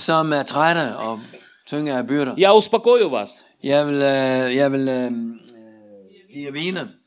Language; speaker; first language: Danish; non-native, learner; Russian